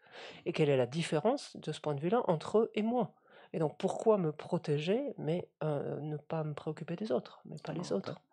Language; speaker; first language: French; native; French